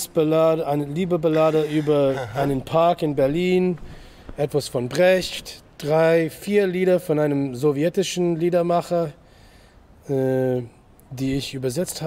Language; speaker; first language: German; non-native, fluent; English